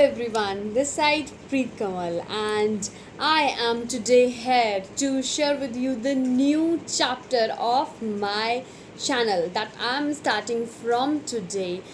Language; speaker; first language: English; non-native, local second language; Hindi